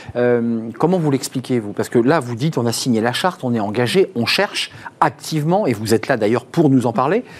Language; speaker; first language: French; native; French